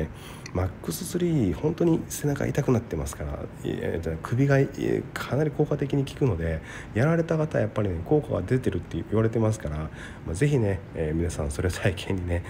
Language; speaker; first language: Japanese; native; Japanese